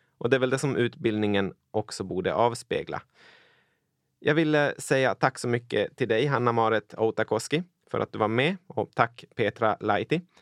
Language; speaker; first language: Swedish; native; Swedish